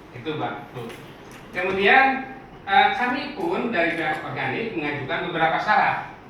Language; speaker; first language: Indonesian; native; Indonesian